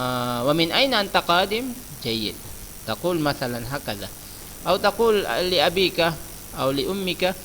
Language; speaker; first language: Arabic; non-native, fluent; Indonesian